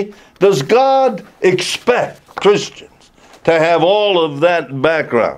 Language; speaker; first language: English; native; English